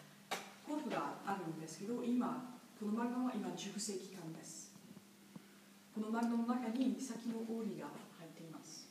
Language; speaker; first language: Japanese; non-native, learner; French